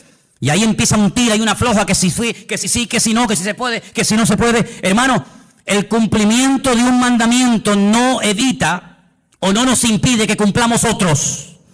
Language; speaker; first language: Spanish; native; Spanish